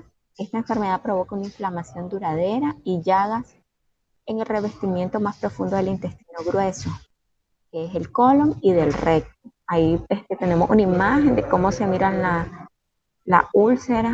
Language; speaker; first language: Spanish; native; Spanish